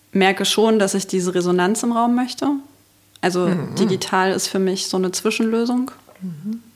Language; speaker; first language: German; native; German